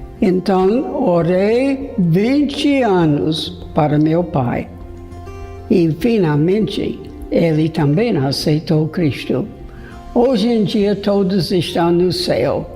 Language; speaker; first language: Portuguese; non-native, fluent; English